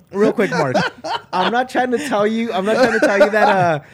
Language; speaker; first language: English; non-native, fluent; Spanish